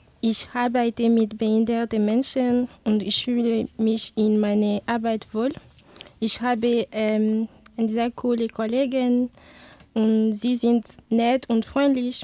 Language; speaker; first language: German; non-native, learner; Ewe